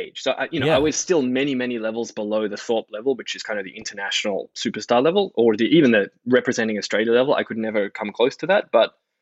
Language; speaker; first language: English; native; English